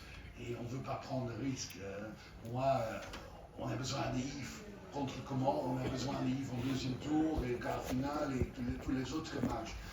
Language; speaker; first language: French; non-native, fluent; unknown